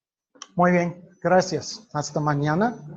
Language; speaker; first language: Spanish; non-native, fluent; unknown